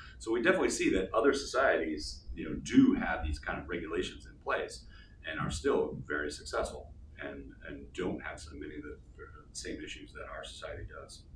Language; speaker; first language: English; native; English